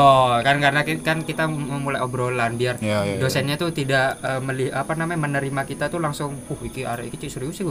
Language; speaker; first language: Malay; non-native, local second language; Javanese